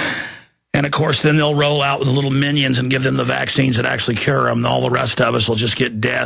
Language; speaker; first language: English; native; English